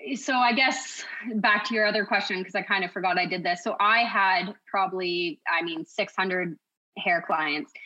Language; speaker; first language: English; native; English